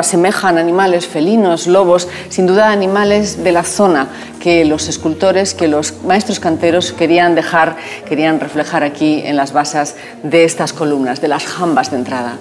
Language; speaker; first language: Spanish; native; Spanish